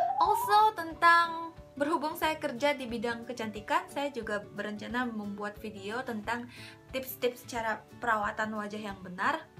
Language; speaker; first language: Indonesian; native; Indonesian